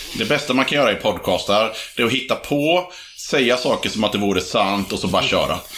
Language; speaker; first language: Swedish; native; Swedish